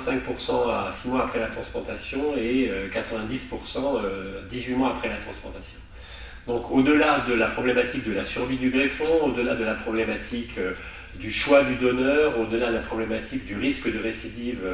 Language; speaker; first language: French; native; French